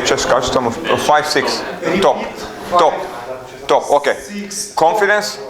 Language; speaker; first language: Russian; non-native, learner; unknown